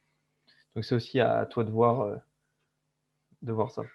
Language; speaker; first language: French; native; French